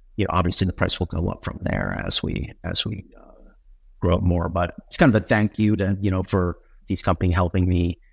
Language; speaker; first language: English; native; English